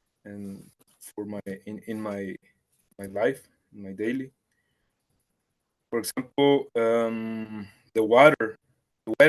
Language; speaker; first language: English; non-native, learner; Spanish